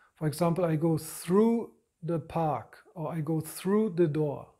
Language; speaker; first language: English; non-native, fluent; German